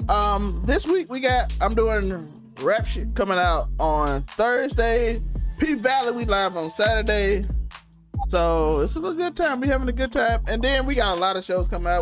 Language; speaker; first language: English; native; English